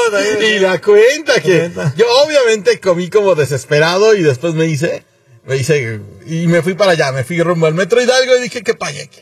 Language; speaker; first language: Spanish; native; Spanish